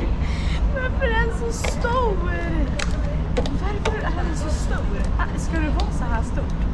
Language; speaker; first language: Swedish; early bilingual, other home language; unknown